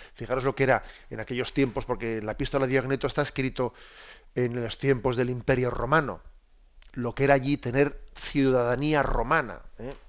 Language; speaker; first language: Spanish; native; Spanish